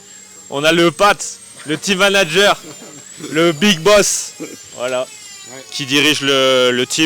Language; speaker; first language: French; native; French